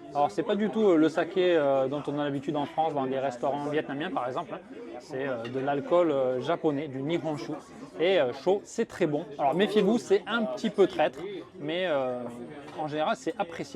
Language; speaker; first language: French; native; French